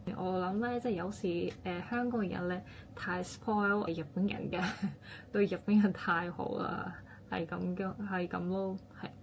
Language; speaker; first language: Cantonese; non-native, fluent; Japanese